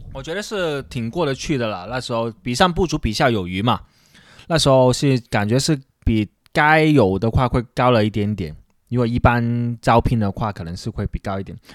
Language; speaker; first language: Chinese; non-native, local second language; Cantonese